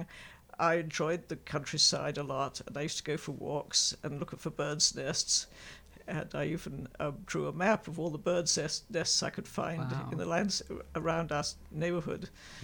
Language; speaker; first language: English; native; English